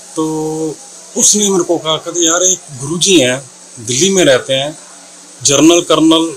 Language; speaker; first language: Hindi; native; Hindi